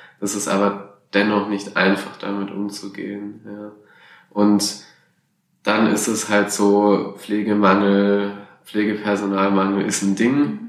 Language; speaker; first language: German; native; German